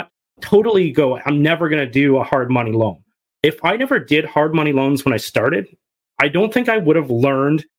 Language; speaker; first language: English; native; English